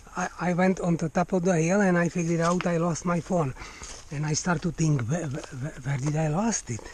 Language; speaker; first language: English; non-native, fluent; Czech